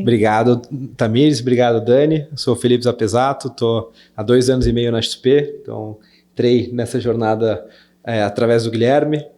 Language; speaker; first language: Portuguese; native; Portuguese